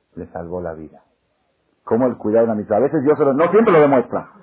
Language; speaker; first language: Spanish; non-native, fluent; Hebrew